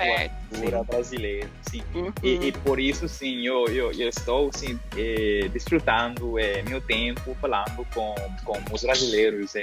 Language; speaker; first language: Portuguese; non-native, learner; Spanish